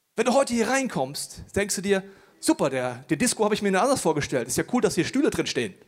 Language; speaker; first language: German; native; German